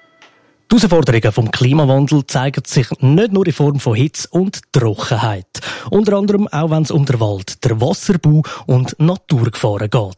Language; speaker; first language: German; native; German